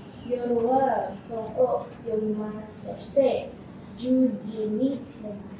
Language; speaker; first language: Japanese; non-native, learner; Indonesian